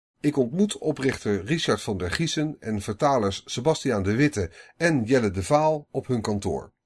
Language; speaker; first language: Dutch; native; Dutch